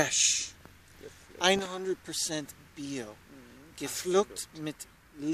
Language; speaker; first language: German; non-native, learner; English